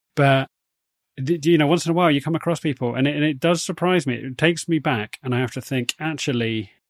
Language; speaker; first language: English; native; English